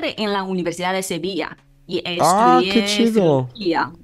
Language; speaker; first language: Spanish; non-native, fluent; Chinese